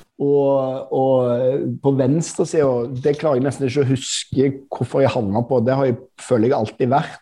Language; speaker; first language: Norwegian; native; Norwegian